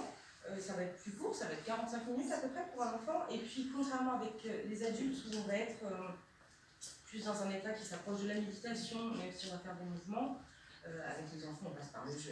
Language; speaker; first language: French; native; French